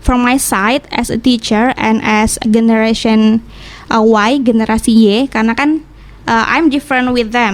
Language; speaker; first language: English; non-native, learner; Indonesian